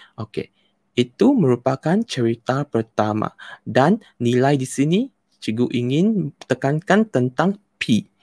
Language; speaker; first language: Malay; non-native, local second language; Chinese